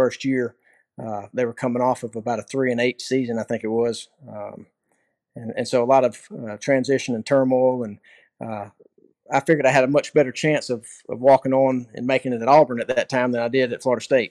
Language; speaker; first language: English; native; English